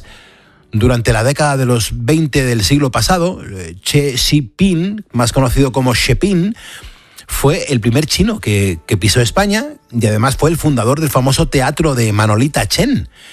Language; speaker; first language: Spanish; native; Spanish